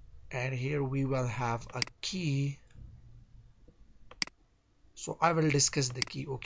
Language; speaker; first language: English; non-native, fluent; Persian